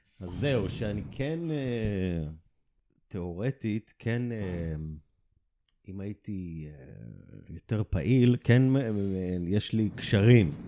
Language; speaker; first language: Hebrew; native; Hebrew